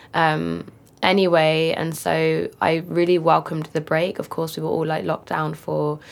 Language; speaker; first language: English; native; English